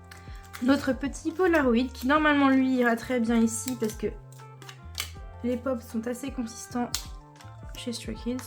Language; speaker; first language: French; native; French